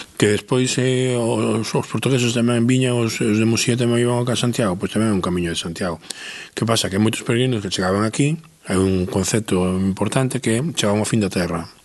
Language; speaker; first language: Galician; native; Galician